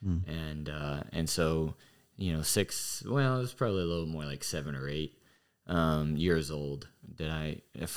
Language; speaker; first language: English; native; English